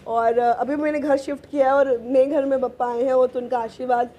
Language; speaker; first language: Hindi; native; Hindi